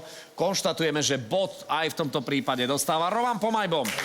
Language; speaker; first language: Slovak; native; Slovak